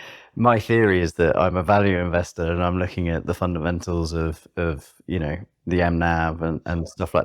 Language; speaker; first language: English; native; English